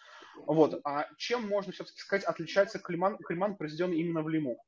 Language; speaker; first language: Russian; native; Russian